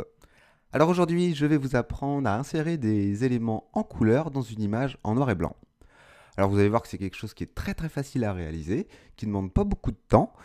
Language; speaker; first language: French; native; French